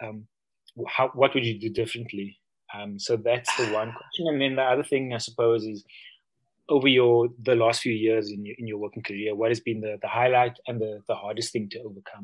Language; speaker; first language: English; native; English